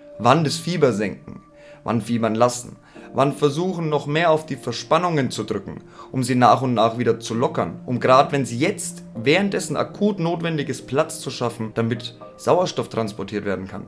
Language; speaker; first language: German; native; German